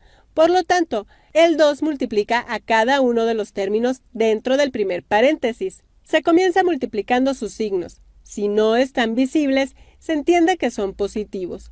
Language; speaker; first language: Spanish; native; Spanish